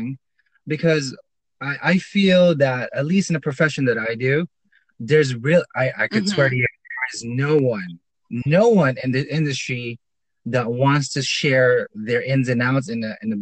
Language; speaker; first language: English; non-native, local second language; Filipino